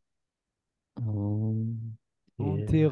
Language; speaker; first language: French; non-native, learner; Spanish